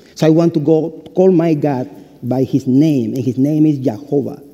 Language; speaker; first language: English; non-native, fluent; Spanish